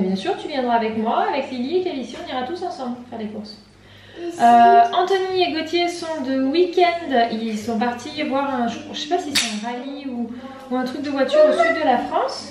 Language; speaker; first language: French; native; French